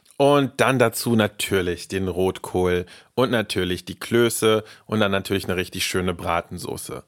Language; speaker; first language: German; early bilingual, other home language; Russian